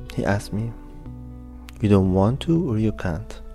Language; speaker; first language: English; non-native, fluent; Arabic